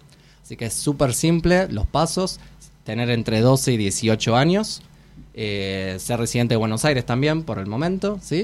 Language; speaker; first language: Spanish; native; Spanish